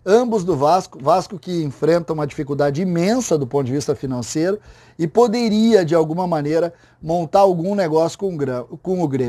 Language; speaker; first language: Portuguese; native; Portuguese